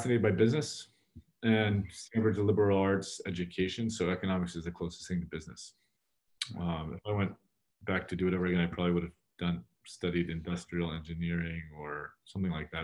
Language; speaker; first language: English; native; English